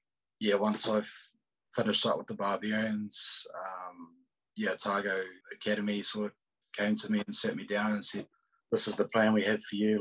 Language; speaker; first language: English; native; English